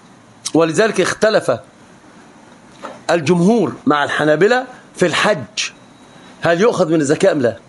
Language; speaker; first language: Arabic; native; Arabic